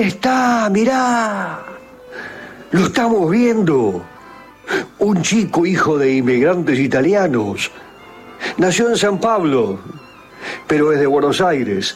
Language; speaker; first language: Spanish; native; Spanish